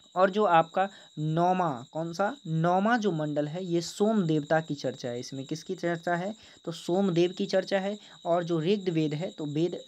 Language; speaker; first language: Hindi; native; Hindi